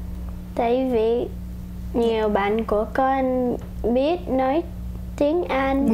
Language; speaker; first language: Vietnamese; early bilingual, heritage; Vietnamese